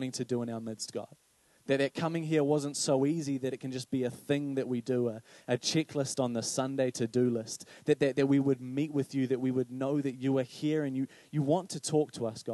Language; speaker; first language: English; native; English